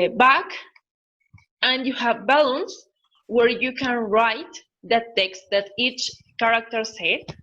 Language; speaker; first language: English; non-native, learner; Spanish